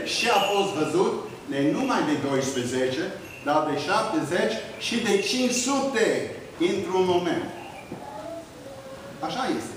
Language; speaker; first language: Romanian; early bilingual, heritage; Romanian